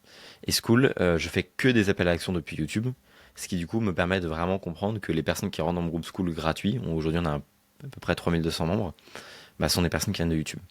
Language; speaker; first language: French; native; French